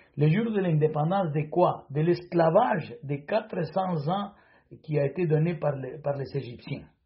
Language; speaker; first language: French; non-native, fluent; Spanish